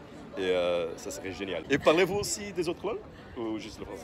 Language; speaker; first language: French; non-native, fluent; Portuguese